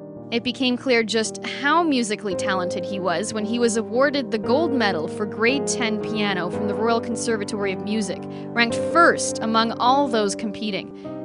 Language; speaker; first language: English; early bilingual, other home language; Ukrainian